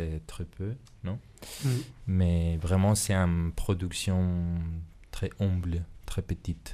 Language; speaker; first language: French; non-native, fluent; Spanish